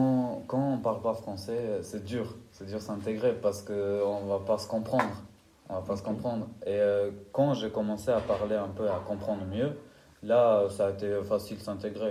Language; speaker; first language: French; non-native, fluent; Albanian